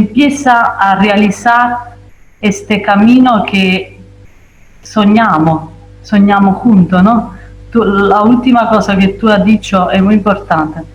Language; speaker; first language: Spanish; non-native, fluent; Italian